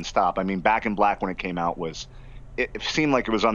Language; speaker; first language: English; native; English